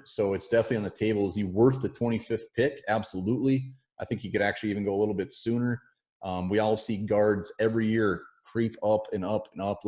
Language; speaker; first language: English; native; English